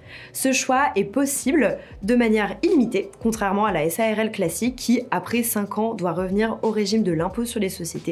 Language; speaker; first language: French; native; French